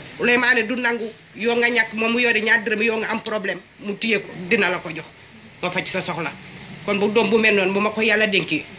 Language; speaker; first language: Wolof; non-native, local second language; Jola-Fonyi